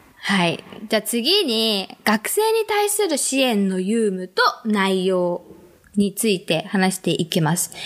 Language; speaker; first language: Japanese; native; Japanese